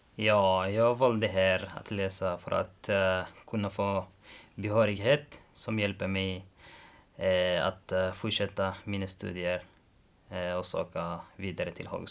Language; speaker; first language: Swedish; non-native, learner; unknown